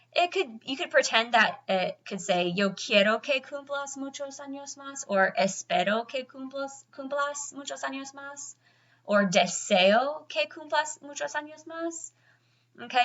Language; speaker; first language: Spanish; non-native, fluent; English